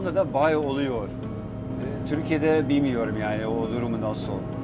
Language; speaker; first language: Turkish; non-native, fluent; Dutch